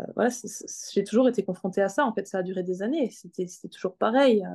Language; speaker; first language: French; native; French